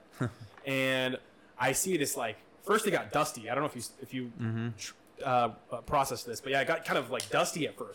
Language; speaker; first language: English; native; English